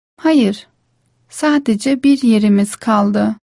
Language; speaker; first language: Turkish; non-native, fluent; Persian